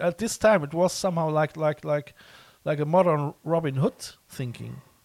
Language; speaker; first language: English; non-native, fluent; German